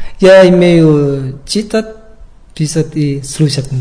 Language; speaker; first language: Russian; non-native, learner; Indonesian